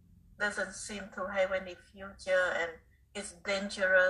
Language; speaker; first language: English; non-native, fluent; Khmer